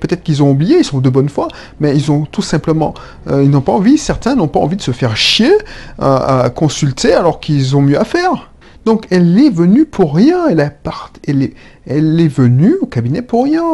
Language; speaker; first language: French; native; French